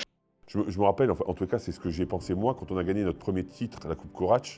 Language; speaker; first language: French; native; French